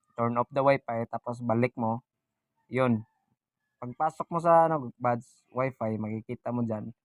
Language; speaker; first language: Filipino; native; Filipino